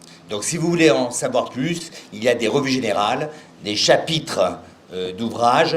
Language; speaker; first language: French; native; French